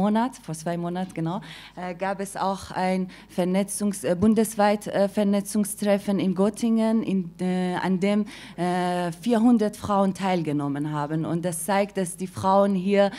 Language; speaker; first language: German; non-native, fluent; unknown